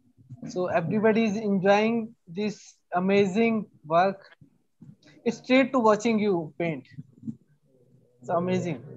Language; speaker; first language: English; non-native, local second language; Hindi